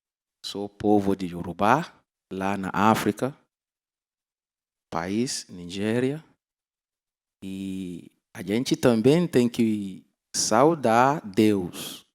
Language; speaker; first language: Portuguese; non-native, learner; Yoruba